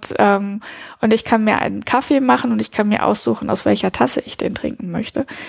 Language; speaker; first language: German; early bilingual, heritage; German